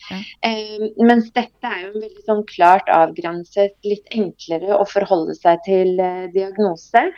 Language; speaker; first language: Norwegian; early bilingual, other home language; Polish